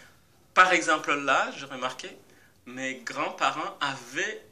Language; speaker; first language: French; non-native, fluent; Portuguese